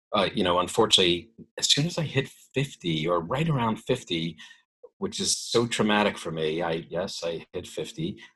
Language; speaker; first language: English; native; English